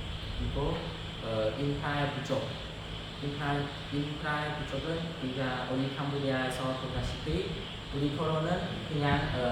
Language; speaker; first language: Korean; non-native, learner; Khmer